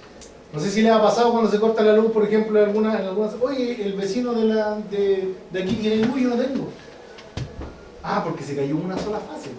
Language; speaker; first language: Spanish; native; Spanish